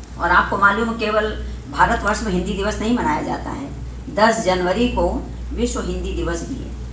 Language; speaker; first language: Hindi; native; Hindi